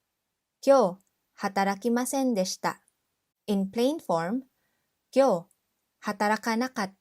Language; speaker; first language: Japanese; non-native, fluent; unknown